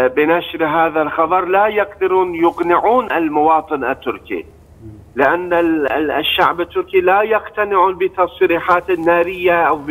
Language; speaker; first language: Arabic; non-native, fluent; Turkish